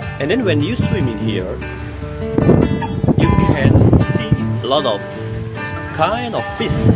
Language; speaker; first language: English; non-native, learner; Indonesian